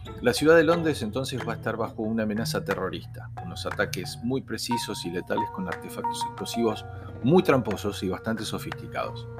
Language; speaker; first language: Spanish; native; Spanish